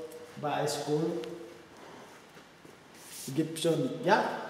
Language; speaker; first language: German; non-native, learner; French